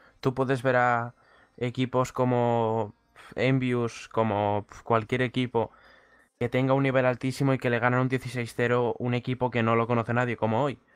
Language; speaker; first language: Spanish; native; Spanish